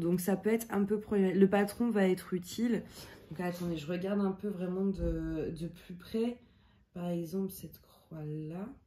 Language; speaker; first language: French; native; French